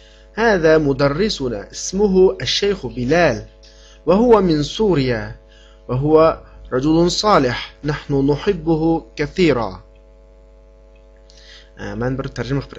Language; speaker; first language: Arabic; non-native, fluent; Uyghur